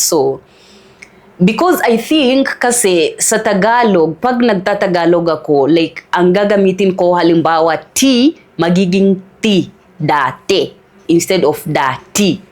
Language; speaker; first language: Filipino; non-native, fluent; Swahili